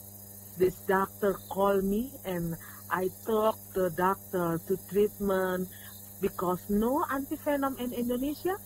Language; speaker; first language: English; non-native, learner; Indonesian